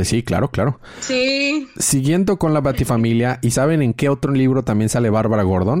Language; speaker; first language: Spanish; native; Spanish